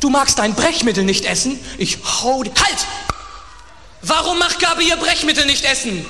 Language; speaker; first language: German; native; German